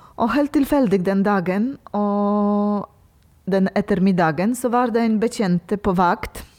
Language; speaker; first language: Norwegian; non-native, learner; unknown